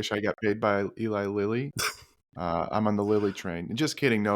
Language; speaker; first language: English; native; English